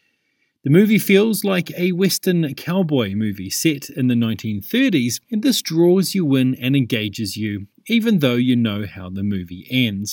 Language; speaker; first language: English; native; English